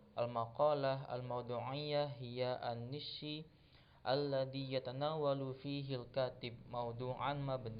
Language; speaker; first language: Arabic; non-native, learner; Indonesian